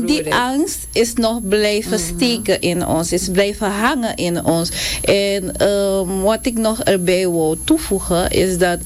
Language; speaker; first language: Dutch; non-native, local second language; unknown